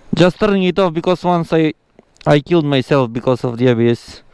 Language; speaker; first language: English; non-native, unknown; Macedonian